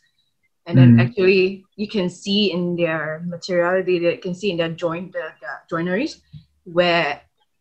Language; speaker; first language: English; non-native, local second language; Chinese